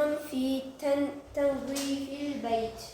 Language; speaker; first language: Arabic; non-native, learner; Uzbek